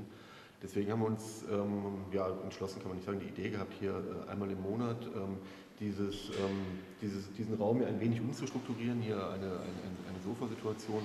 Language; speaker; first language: German; native; German